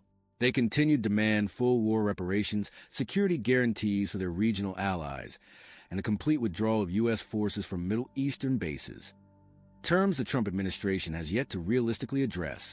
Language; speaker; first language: English; native; English